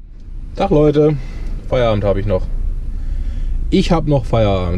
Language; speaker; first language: German; native; German